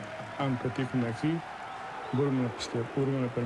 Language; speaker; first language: Greek; non-native, fluent; Bosnian